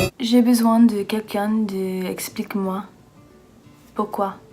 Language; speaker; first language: French; non-native, learner; English